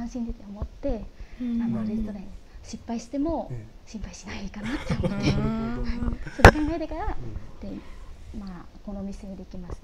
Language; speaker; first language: Japanese; non-native, learner; Vietnamese